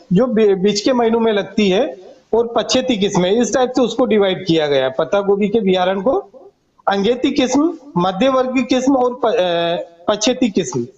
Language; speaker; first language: Hindi; non-native, local second language; Gujarati